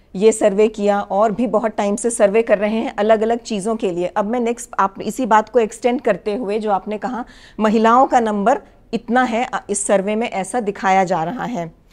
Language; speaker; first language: Hindi; native; Hindi